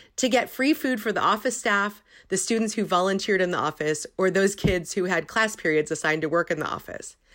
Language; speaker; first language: English; native; English